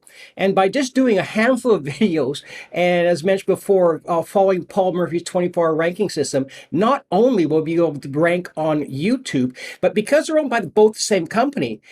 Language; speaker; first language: English; native; English